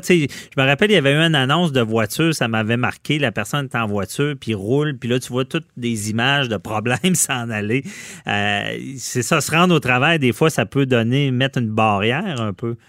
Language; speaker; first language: French; native; French